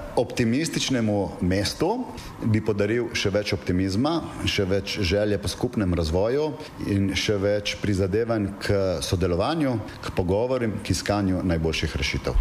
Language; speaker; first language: Slovenian; native; Slovenian